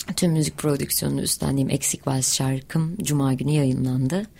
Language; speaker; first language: Turkish; native; Turkish